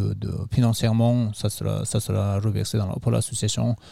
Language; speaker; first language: French; non-native, fluent; Nepali